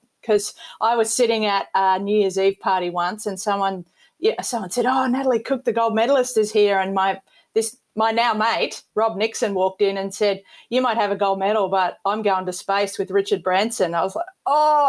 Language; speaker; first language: English; native; English